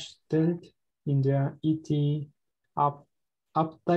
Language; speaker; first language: German; non-native, learner; Spanish